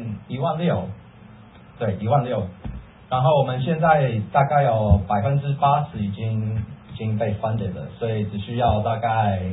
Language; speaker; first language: Chinese; early bilingual, heritage; Chinese